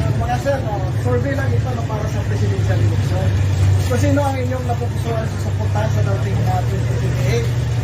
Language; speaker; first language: Filipino; native; Filipino